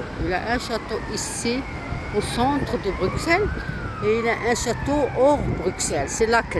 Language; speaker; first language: French; non-native, local second language; Arabic